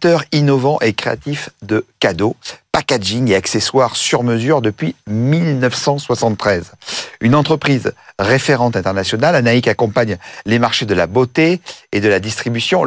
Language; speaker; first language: French; native; French